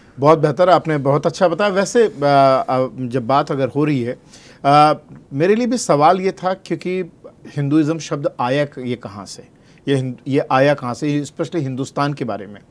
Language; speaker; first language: Hindi; native; Hindi